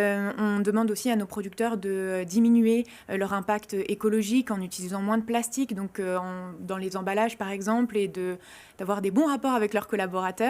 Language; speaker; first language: French; native; French